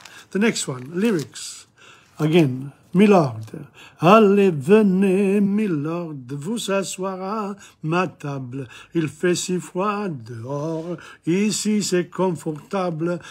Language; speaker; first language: French; non-native, fluent; English